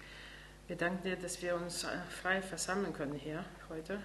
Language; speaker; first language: German; non-native, fluent; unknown